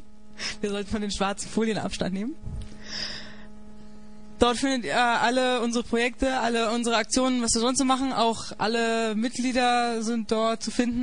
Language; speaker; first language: German; native; German